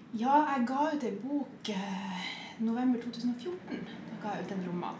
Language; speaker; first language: Norwegian; native; Norwegian